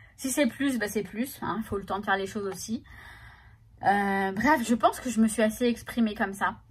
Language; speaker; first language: French; native; French